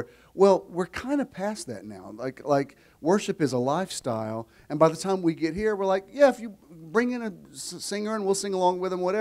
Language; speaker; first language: English; native; English